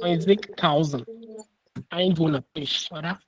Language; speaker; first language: German; non-native, learner; Akan